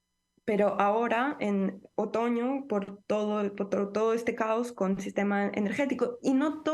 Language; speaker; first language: Spanish; non-native, fluent; Ukrainian